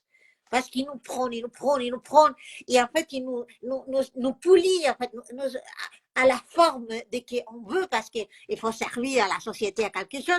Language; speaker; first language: French; non-native, fluent; Spanish